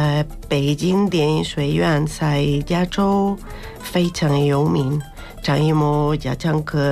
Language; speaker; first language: Chinese; non-native, fluent; Spanish